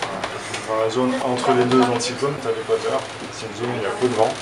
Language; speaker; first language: French; native; French